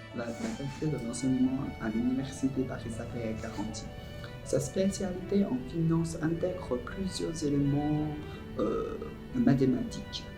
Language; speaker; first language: French; non-native, learner; Chinese